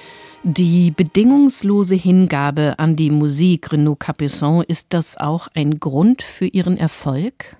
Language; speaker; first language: German; native; German